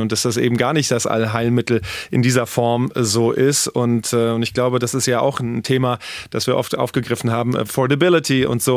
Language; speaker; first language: German; native; German